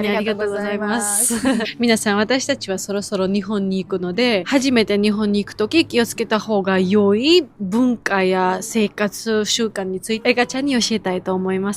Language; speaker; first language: Japanese; non-native, learner; Georgian